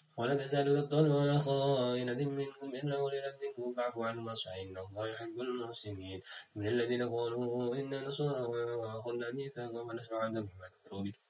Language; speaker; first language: Arabic; non-native, learner; Indonesian